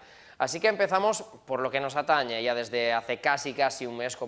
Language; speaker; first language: Spanish; native; Spanish